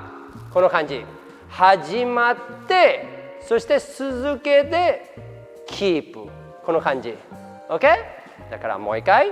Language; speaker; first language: Japanese; non-native, fluent; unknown